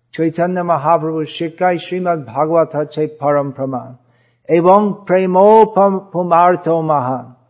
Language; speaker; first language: Bangla; non-native, fluent; English